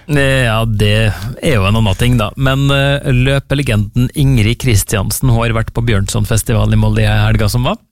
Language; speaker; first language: Norwegian; native; Norwegian